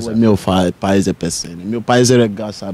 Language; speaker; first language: Italian; non-native, learner; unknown